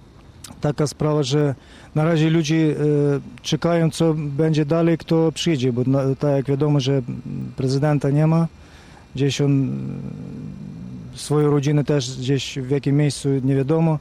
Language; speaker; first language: Polish; non-native, fluent; Ukrainian